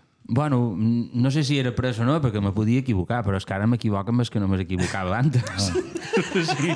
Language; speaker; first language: Catalan; native; Catalan